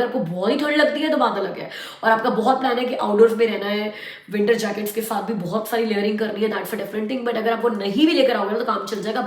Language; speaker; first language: Hindi; native; Hindi